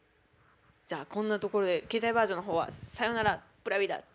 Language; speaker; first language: Japanese; native; Japanese